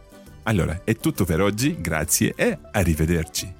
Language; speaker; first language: Italian; non-native, fluent; English